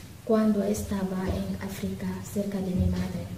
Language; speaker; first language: Spanish; non-native, learner; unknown